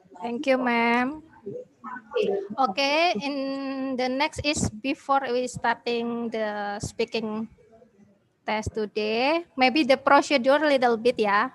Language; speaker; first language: English; non-native, learner; Indonesian